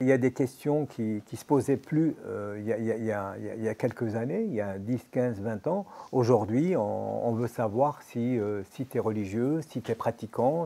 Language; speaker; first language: French; non-native, local second language; Arabic